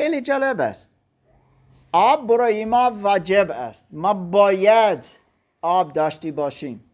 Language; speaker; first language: Persian; non-native, learner; German